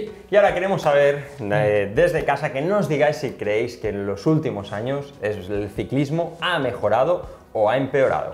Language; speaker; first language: Spanish; native; Spanish